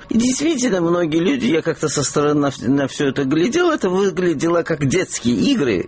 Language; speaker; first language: Russian; non-native, local second language; Azerbaijani